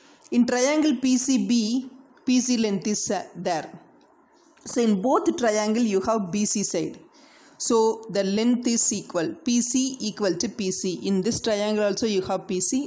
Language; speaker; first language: English; non-native, local second language; Tamil